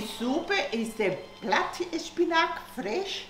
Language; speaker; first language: German; non-native, learner; Spanish